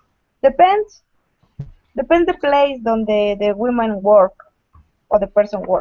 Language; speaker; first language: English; non-native, learner; Spanish